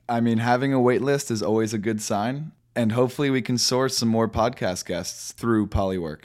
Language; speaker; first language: English; native; English